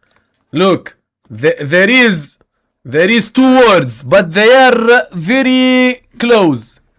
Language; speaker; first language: English; non-native, learner; Arabic